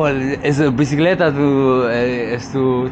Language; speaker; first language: Spanish; non-native, learner; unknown